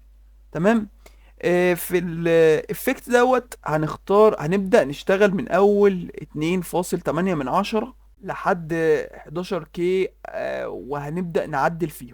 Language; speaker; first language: Arabic; native; Arabic